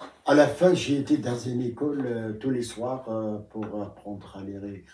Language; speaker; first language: French; non-native, fluent; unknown